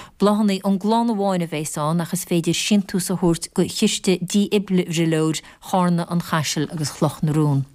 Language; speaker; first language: Irish; native; Irish